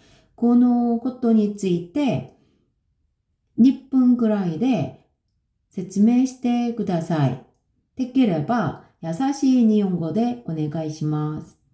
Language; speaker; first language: Japanese; non-native, learner; Korean